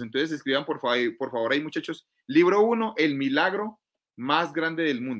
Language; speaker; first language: Spanish; native; Spanish